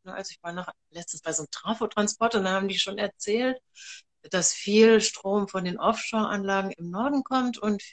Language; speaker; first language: German; native; German